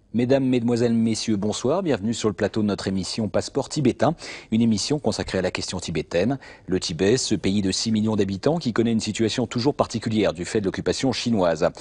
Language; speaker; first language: French; native; French